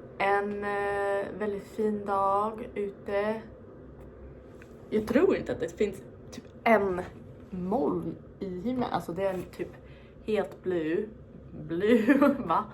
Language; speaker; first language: Swedish; non-native, fluent; English